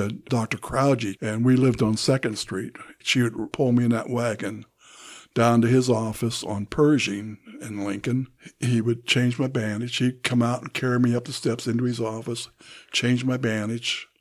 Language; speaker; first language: English; native; English